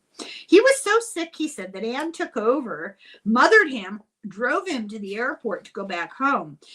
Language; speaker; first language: English; native; English